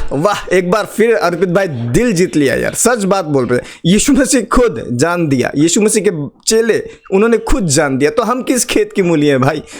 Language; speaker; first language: Hindi; non-native, local second language; Nepali